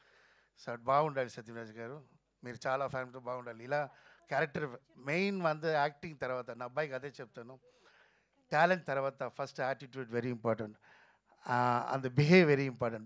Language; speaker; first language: Telugu; non-native, fluent; Tamil